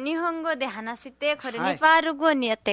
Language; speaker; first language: Japanese; non-native, learner; Nepali